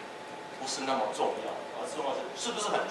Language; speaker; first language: Chinese; native; Chinese